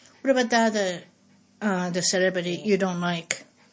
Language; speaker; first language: English; non-native, fluent; Japanese